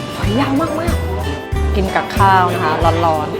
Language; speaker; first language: Thai; native; Thai